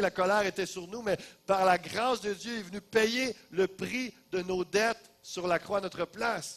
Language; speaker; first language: French; native; French